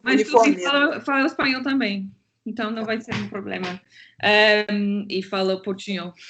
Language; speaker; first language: Portuguese; non-native, fluent; English